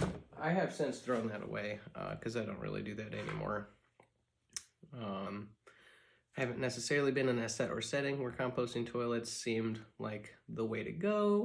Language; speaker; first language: English; native; English